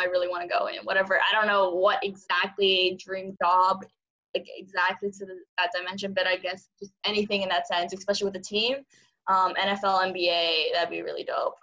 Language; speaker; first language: English; early bilingual, other home language; Cantonese